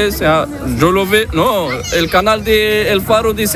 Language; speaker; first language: Spanish; non-native, learner; Arabic